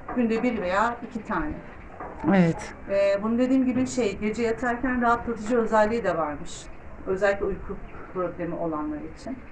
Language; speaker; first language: Turkish; native; Turkish